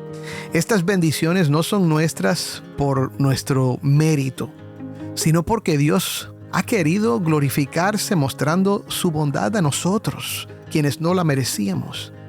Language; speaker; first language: Spanish; native; Spanish